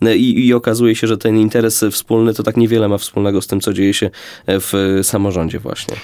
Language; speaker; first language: Polish; native; Polish